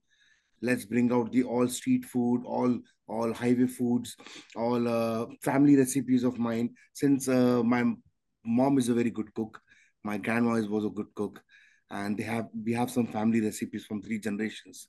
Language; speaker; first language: English; non-native, local second language; Punjabi